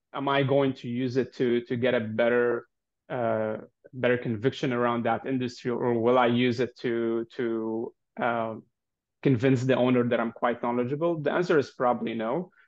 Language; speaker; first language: English; non-native, fluent; Arabic